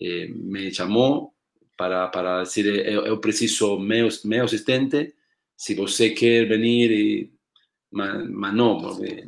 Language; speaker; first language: Portuguese; non-native, learner; Spanish